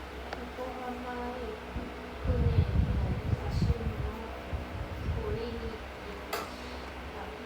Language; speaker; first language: Japanese; non-native, learner; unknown